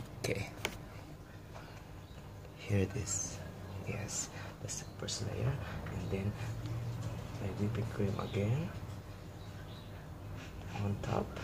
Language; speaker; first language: English; non-native, local second language; Filipino